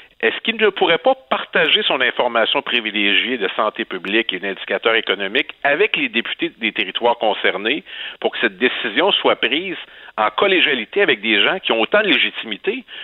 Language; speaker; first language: French; native; French